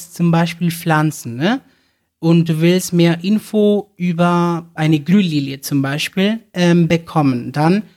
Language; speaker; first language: German; non-native, fluent; Spanish